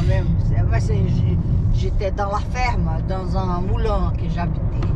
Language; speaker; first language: French; non-native, fluent; Portuguese